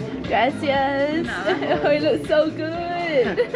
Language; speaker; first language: English; non-native, fluent; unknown